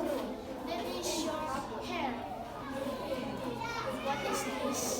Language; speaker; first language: English; non-native, learner; Indonesian